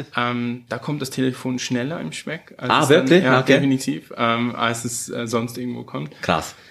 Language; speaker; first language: German; early bilingual, heritage; German